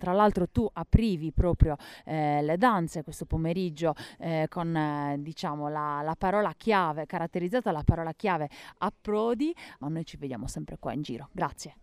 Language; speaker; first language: Italian; native; Italian